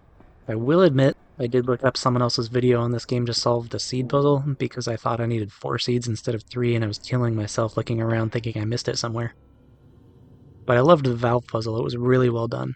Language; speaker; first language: English; native; English